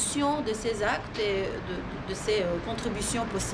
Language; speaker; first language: French; non-native, fluent; Serbian